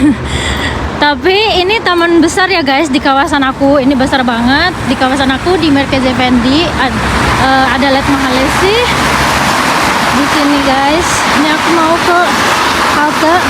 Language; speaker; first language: Indonesian; native; Indonesian